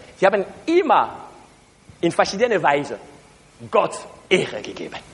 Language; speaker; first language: German; non-native, learner; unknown